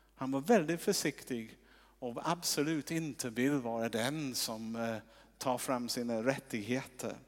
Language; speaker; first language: Swedish; non-native, fluent; English